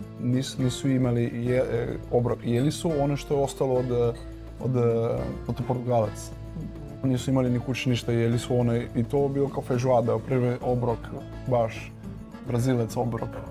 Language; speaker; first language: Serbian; non-native, learner; Portuguese